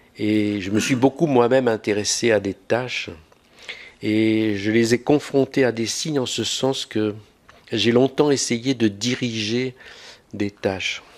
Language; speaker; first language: French; native; French